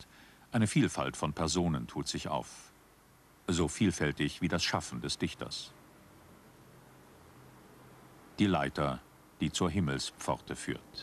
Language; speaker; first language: German; native; German